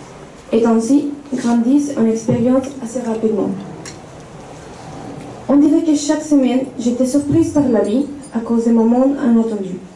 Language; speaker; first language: French; non-native, fluent; Spanish